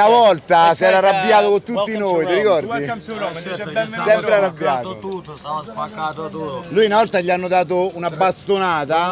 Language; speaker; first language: Italian; native; Italian